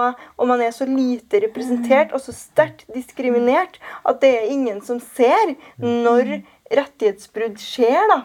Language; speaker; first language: Norwegian; native; Norwegian